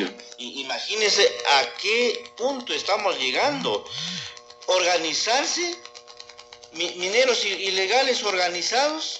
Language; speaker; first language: Spanish; native; Spanish